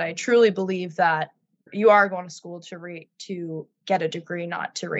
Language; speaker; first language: English; native; English